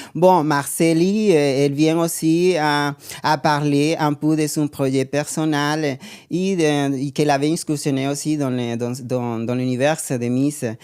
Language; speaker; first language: French; non-native, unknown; Spanish